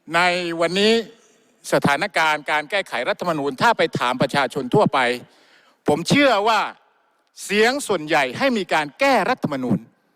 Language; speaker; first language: Thai; non-native, local second language; Malay